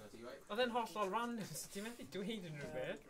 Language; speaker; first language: Welsh; native; Welsh